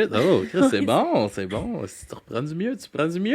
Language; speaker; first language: French; native; French